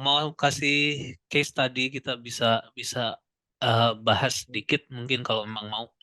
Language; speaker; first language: Indonesian; native; Indonesian